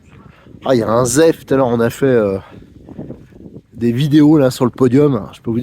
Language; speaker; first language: French; native; French